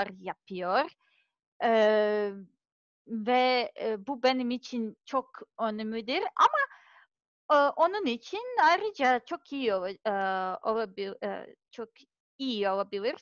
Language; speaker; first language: Turkish; non-native, learner; Serbian